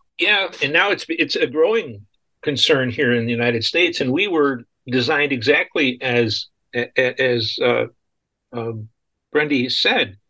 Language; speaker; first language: English; native; English